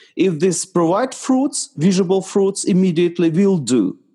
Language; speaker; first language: English; non-native, fluent; Ukrainian